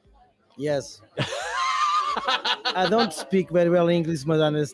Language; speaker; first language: English; non-native, learner; Portuguese